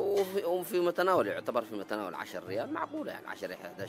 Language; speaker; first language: Arabic; native; Arabic